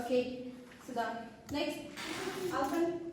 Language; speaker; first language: English; non-native, learner; Kazakh